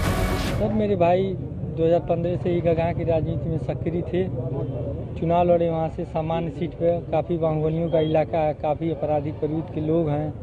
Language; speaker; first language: Hindi; native; Hindi